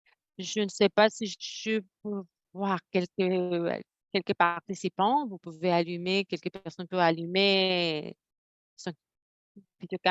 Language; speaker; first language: French; non-native, fluent; Spanish